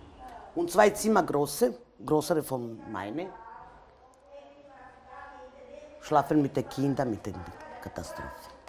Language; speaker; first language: German; non-native, learner; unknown